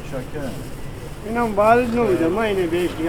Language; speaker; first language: Persian; native; Persian